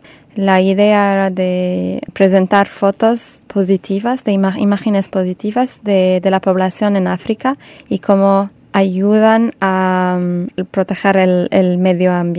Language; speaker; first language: Spanish; non-native, fluent; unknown